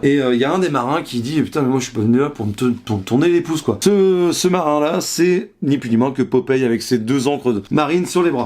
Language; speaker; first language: French; native; French